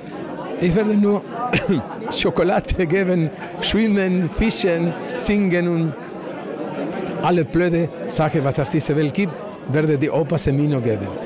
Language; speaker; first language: German; non-native, fluent; Spanish